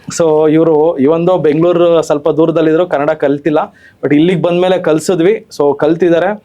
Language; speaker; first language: Kannada; native; Kannada